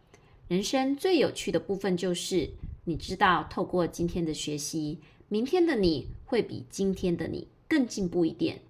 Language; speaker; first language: Chinese; native; Chinese